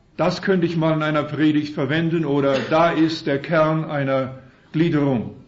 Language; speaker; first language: German; early bilingual, heritage; German